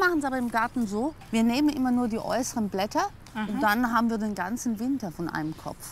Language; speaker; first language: German; native; German